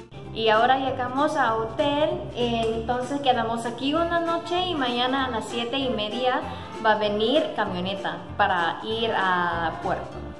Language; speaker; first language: Spanish; non-native, learner; Thai